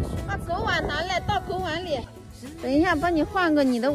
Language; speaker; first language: Chinese; native; Chinese